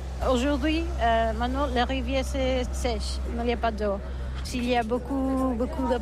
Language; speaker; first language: French; non-native, local second language; Catalan